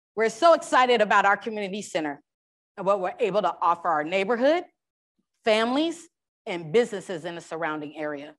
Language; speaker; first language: English; native; English